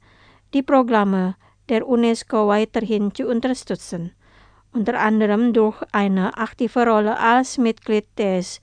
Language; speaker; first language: German; non-native, fluent; Indonesian